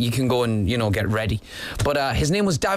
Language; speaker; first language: English; native; English